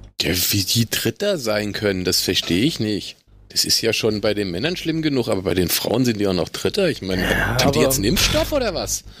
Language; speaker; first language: German; native; German